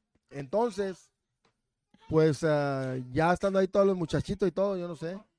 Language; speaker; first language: Spanish; native; Spanish